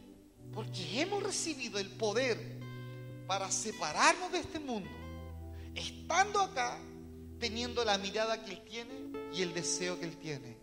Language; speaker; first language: Spanish; native; Spanish